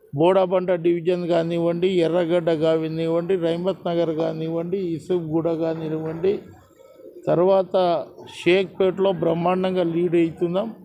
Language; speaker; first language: Telugu; non-native, local second language; Lambadi